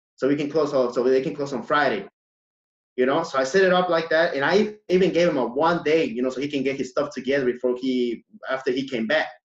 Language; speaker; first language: English; early bilingual, other home language; Spanish